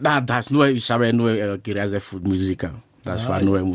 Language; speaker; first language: German; non-native, learner; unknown